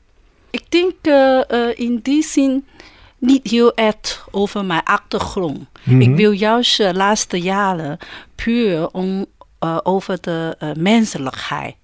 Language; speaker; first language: Dutch; non-native, learner; Chinese